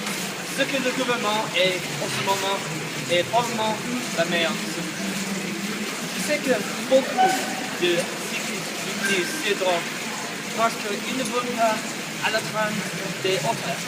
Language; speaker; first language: French; non-native, learner; English